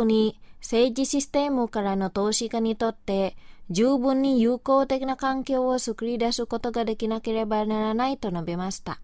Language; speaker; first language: Japanese; non-native, fluent; Indonesian